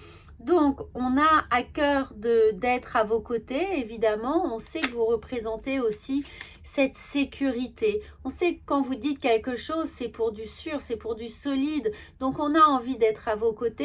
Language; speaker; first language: French; native; French